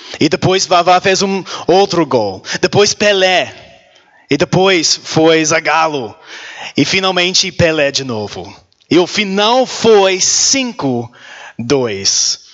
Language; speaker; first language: Portuguese; non-native, learner; English